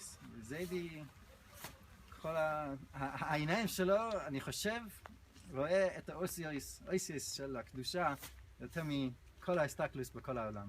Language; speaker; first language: Hebrew; non-native, fluent; English